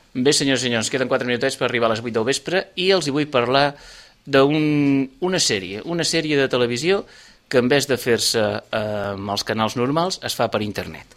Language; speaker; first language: Catalan; native; Catalan